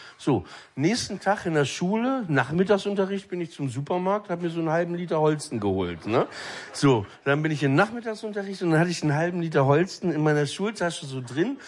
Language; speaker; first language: German; native; German